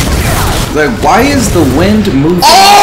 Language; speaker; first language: English; native; English